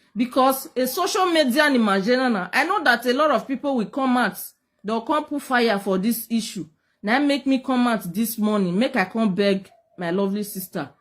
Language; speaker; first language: Nigerian Pidgin; native; Nigerian Pidgin